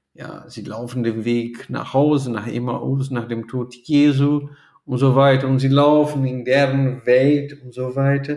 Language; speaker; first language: German; non-native, fluent; Portuguese